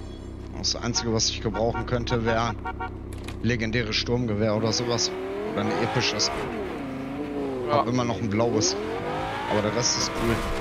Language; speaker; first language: German; native; German